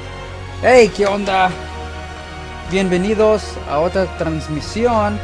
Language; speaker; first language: Spanish; early bilingual, heritage; Spanish